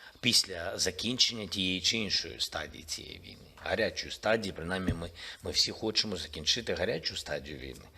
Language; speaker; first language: Ukrainian; non-native, local second language; Russian